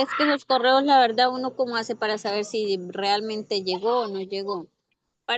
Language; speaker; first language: Spanish; native; Spanish